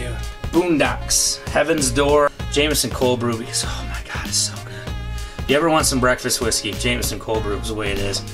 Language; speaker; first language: English; native; English